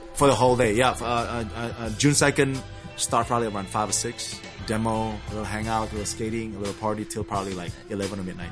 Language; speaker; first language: English; early bilingual, other home language; Indonesian